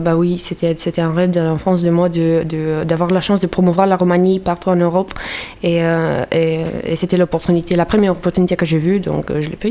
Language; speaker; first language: French; non-native, fluent; Romanian